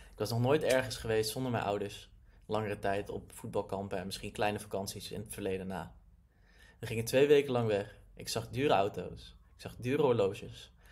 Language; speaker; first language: Dutch; native; Dutch